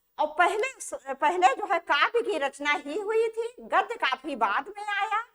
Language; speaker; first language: Hindi; native; Hindi